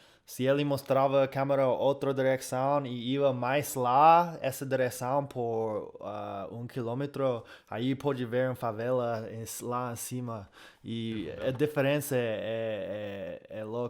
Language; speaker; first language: Portuguese; non-native, fluent; English